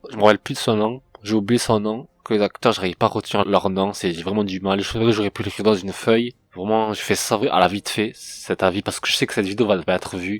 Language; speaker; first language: French; native; French